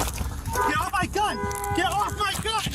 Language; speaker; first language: English; native; English